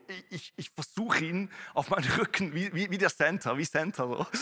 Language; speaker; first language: German; native; German